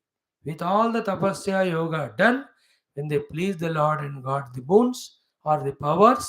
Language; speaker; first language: English; non-native, local second language; Hindi